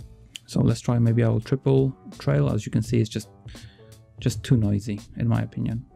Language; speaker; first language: English; non-native, fluent; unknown